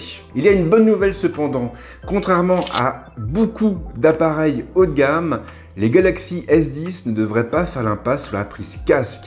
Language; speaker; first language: French; native; French